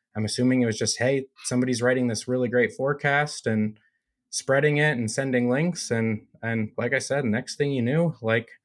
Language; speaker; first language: English; native; English